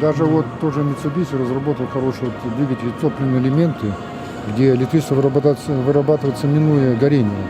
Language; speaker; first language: Russian; native; Russian